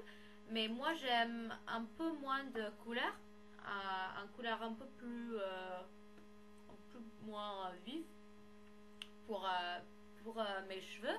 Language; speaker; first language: French; non-native, learner; English